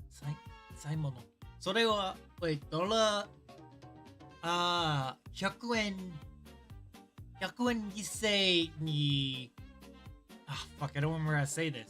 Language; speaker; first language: Japanese; non-native, learner; English